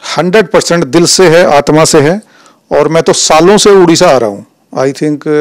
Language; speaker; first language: Hindi; native; Hindi